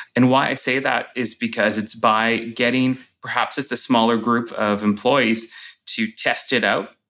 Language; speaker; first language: English; native; English